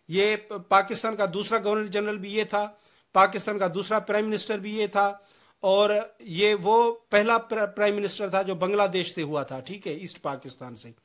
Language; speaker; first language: Urdu; non-native, local second language; Sindhi